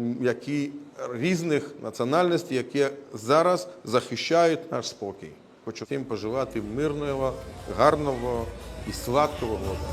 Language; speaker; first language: Ukrainian; non-native, local second language; Russian